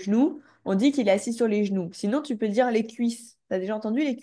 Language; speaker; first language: French; native; French